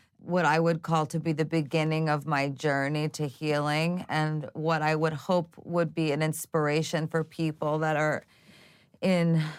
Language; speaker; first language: English; native; English